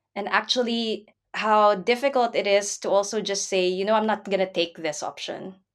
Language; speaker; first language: English; non-native, local second language; Filipino